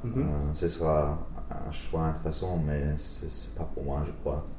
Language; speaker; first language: French; non-native, learner; English